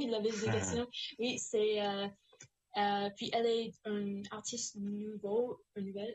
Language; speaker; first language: French; non-native, local second language; English